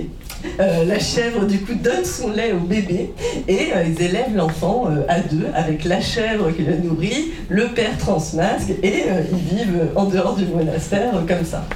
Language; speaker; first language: French; native; French